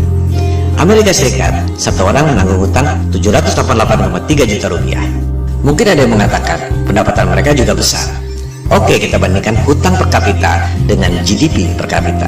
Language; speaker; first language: Indonesian; native; Indonesian